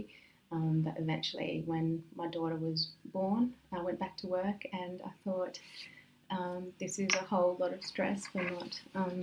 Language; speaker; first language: English; native; English